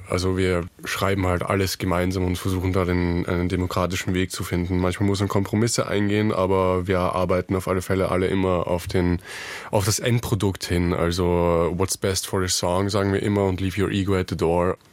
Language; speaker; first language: German; native; German